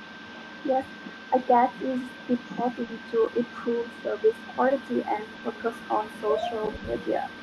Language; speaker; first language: English; non-native, learner; Vietnamese